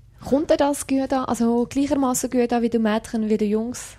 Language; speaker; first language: German; native; German